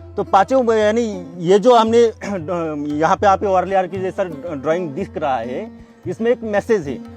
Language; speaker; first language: Hindi; non-native, local second language; Kukna